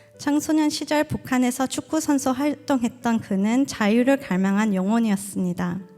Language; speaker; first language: Korean; early bilingual, heritage; Korean